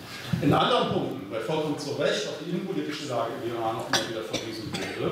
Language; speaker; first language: German; native; German